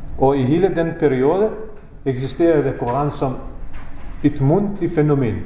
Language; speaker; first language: Danish; non-native, fluent; Bosnian